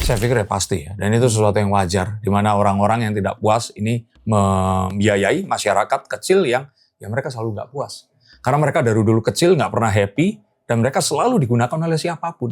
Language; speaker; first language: Indonesian; native; Indonesian